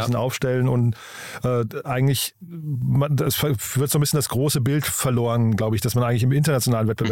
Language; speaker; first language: German; native; German